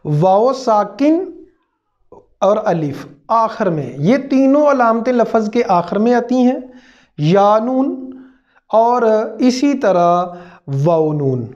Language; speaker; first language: Urdu; native; Urdu